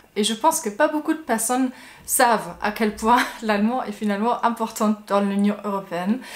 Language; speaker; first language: French; non-native, fluent; German